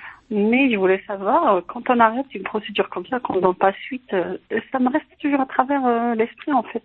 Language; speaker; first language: French; non-native, fluent; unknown